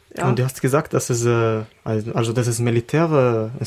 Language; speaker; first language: German; non-native, learner; Arabic